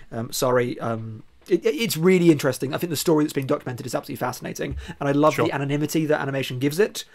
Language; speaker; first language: English; native; English